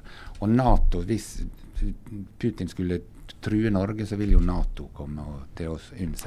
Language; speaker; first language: Norwegian; native; Norwegian